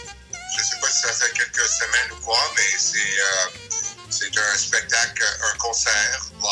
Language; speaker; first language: French; early bilingual, other home language; English